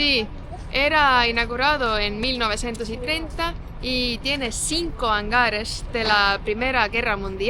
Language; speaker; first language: Spanish; non-native, fluent; Estonian